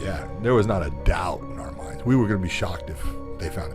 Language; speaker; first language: English; native; English